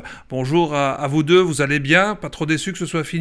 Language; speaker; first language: French; native; French